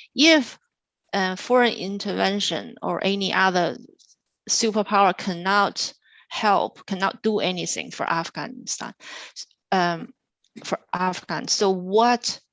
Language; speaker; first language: English; non-native, fluent; Chinese